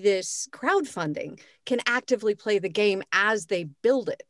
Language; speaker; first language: English; native; English